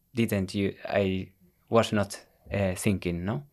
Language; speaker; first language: English; non-native, fluent; Spanish